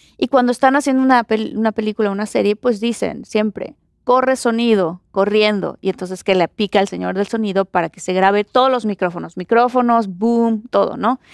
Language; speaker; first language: Spanish; native; Spanish